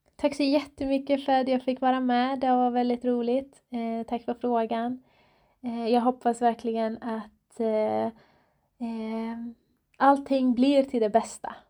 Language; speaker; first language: Swedish; non-native, fluent; Persian